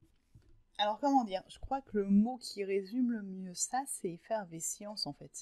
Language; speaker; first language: French; native; French